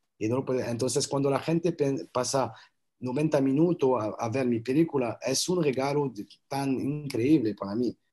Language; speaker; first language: Spanish; non-native, learner; French